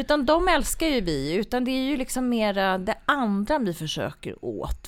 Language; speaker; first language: Swedish; native; Swedish